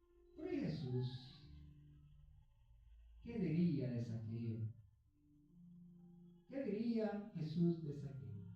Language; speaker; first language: Spanish; native; Spanish